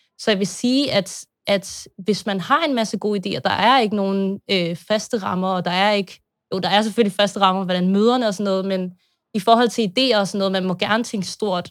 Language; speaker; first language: Danish; native; Danish